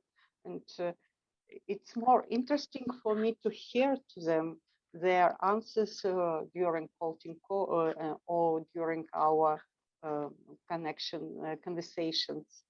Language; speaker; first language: English; non-native, fluent; Russian